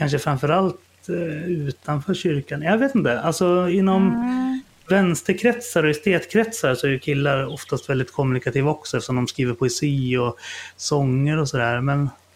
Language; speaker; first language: Swedish; native; Swedish